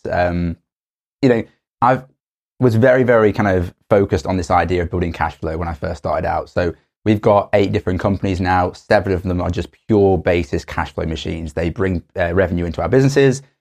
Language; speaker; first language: English; native; English